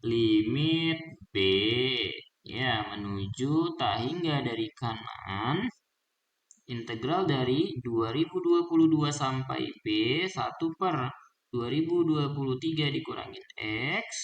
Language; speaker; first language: Indonesian; native; Indonesian